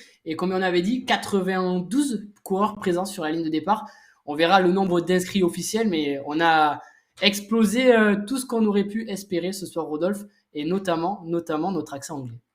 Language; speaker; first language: French; native; French